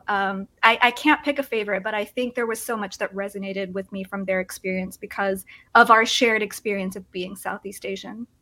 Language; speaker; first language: English; early bilingual, other home language; Filipino